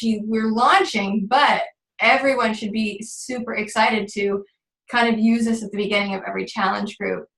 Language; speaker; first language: English; native; English